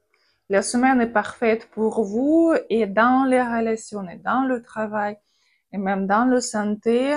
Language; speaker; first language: French; non-native, fluent; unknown